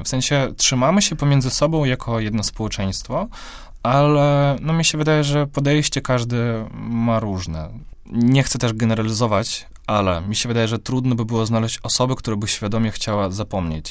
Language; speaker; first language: Polish; non-native, fluent; Russian